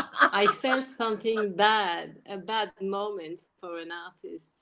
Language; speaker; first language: English; non-native, learner; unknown